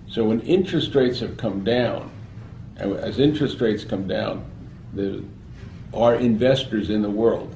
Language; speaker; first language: English; native; English